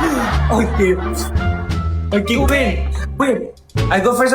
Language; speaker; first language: English; non-native, local second language; Malay